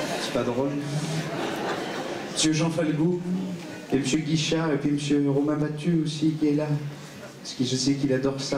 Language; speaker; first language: French; native; French